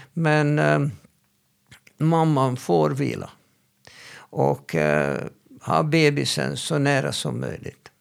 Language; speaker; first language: Swedish; non-native, fluent; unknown